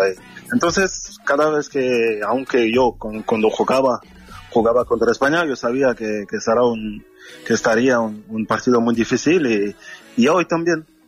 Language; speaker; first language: Spanish; non-native, fluent; French